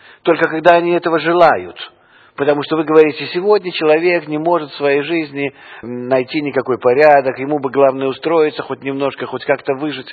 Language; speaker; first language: Russian; non-native, fluent; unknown